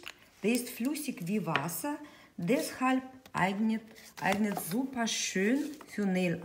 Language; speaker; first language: German; non-native, fluent; Russian